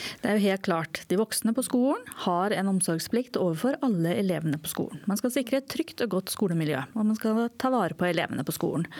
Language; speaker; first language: Norwegian; native; Norwegian